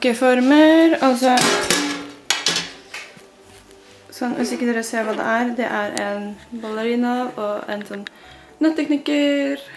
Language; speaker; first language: Norwegian; native; Norwegian